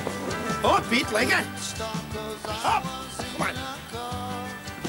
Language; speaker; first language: Dutch; native; Dutch